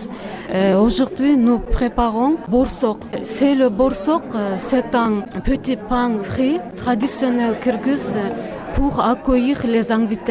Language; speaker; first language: French; non-native, learner; Kyrgyz